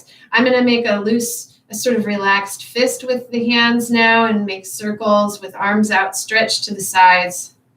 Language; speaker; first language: English; native; English